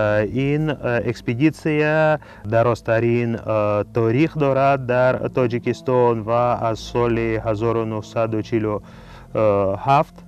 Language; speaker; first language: Persian; non-native, fluent; Russian